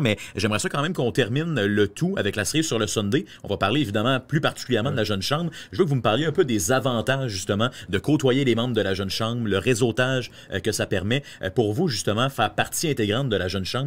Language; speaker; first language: French; native; French